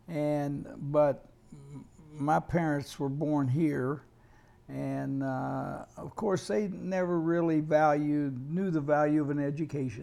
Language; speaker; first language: English; native; English